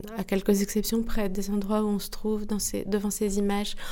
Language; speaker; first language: French; native; French